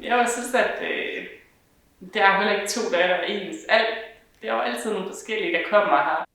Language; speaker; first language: Danish; native; Danish